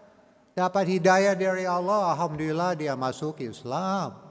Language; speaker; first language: Indonesian; non-native, learner; English